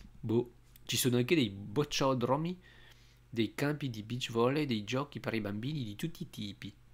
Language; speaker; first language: Italian; non-native, fluent; French